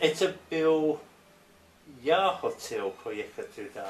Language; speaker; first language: Russian; non-native, learner; English